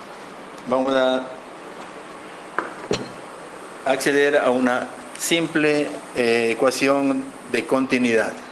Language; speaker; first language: Spanish; native; Spanish